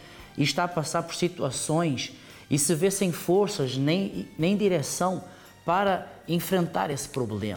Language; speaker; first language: Portuguese; native; Portuguese